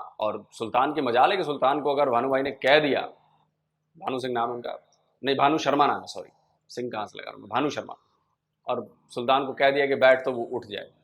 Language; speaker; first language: Hindi; native; Hindi